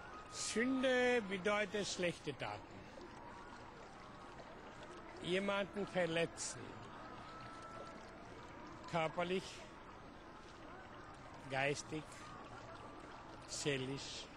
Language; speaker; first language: German; non-native, fluent; Hindi